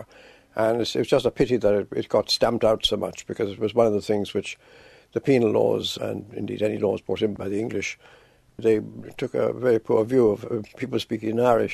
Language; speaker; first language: English; native; English